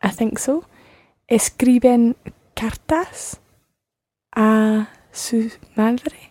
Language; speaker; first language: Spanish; non-native, learner; English